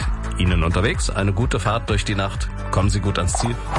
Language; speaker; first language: German; native; German